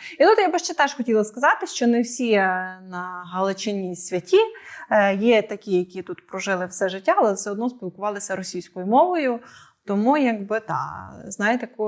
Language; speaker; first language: Ukrainian; native; Ukrainian